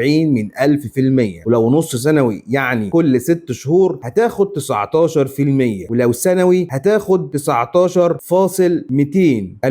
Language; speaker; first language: Arabic; native; Arabic